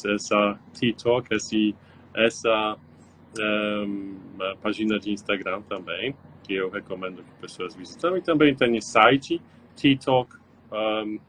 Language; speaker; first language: Portuguese; non-native, learner; Polish